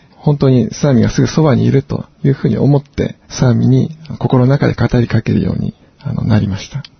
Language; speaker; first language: Japanese; native; Japanese